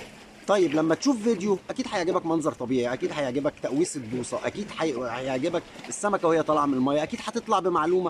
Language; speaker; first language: Arabic; native; Arabic